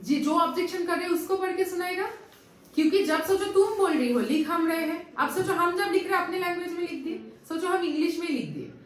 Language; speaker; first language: Hindi; non-native, local second language; Bangla